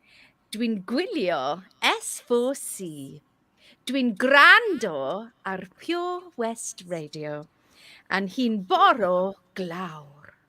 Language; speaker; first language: Welsh; non-native, learner; English